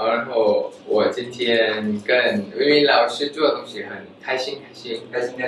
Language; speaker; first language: Chinese; non-native, learner; Thai